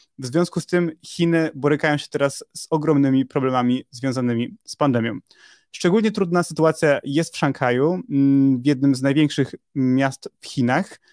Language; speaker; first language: Polish; native; Polish